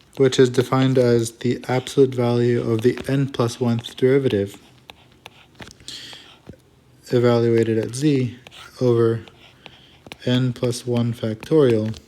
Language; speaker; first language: English; native; English